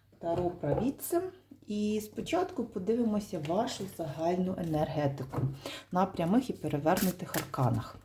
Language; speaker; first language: Ukrainian; non-native, local second language; Russian